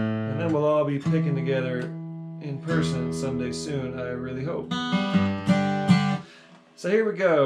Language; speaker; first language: English; native; English